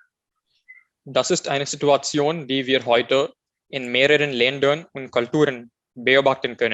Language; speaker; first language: German; non-native, learner; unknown